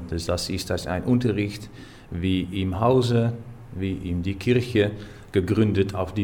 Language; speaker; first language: German; non-native, learner; Dutch